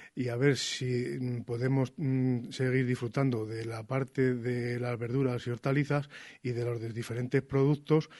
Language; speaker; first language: Spanish; native; Spanish